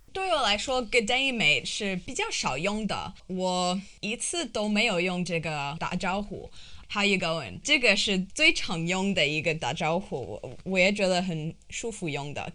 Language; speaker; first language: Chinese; non-native, fluent; English